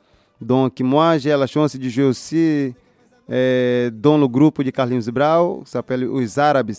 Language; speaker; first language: French; non-native, learner; Portuguese